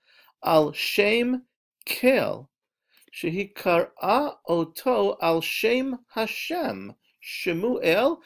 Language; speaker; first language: Hebrew; non-native, fluent; English